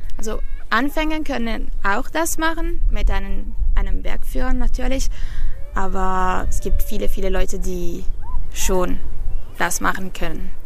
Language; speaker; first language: German; non-native, learner; Italian